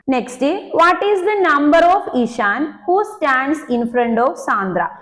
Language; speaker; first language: English; non-native, local second language; Malayalam